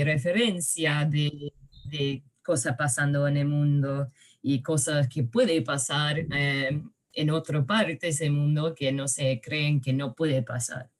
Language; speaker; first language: Spanish; early bilingual, heritage; Spanish